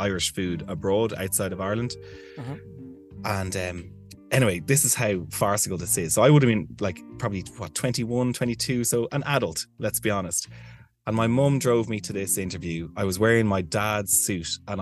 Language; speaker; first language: English; native; English